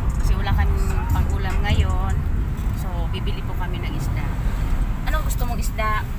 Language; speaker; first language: Filipino; non-native, local second language; Bikol